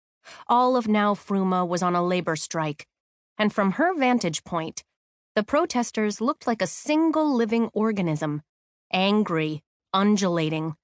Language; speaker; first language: English; native; English